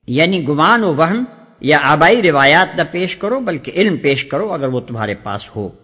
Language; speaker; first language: Urdu; native; Urdu